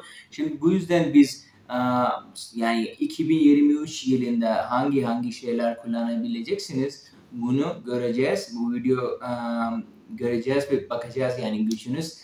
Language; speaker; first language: Turkish; non-native, fluent; Urdu